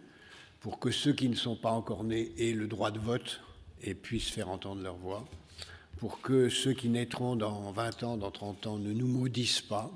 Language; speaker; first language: French; native; French